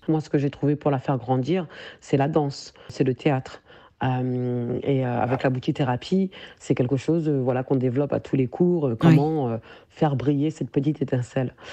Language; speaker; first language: French; early bilingual, other home language; Soninke